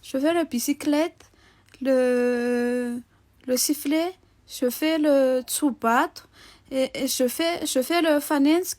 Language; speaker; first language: French; non-native, local second language; Malagasy